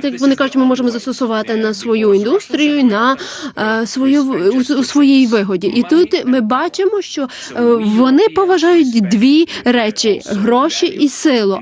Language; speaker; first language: Ukrainian; non-native, learner; Lithuanian